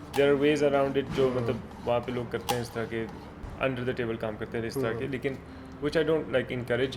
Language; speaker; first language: Urdu; native; Urdu